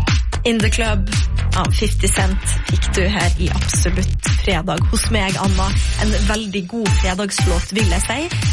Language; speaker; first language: Norwegian; native; Norwegian